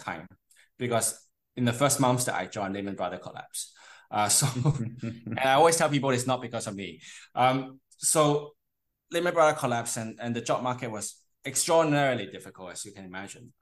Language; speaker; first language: English; non-native, local second language; Cantonese